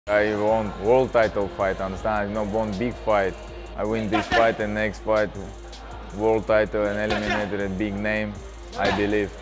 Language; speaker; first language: English; non-native, learner; Russian